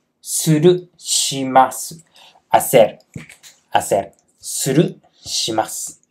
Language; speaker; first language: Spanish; non-native, fluent; Japanese